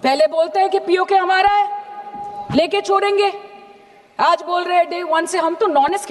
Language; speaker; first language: Hindi; non-native, local second language; Bangla